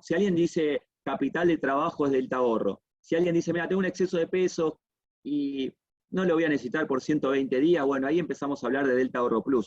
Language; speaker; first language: Spanish; native; Spanish